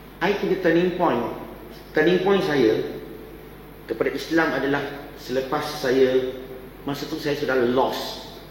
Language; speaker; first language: Malay; non-native, local second language; Chinese